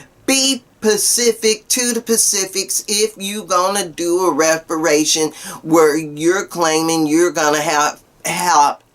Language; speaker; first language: English; native; English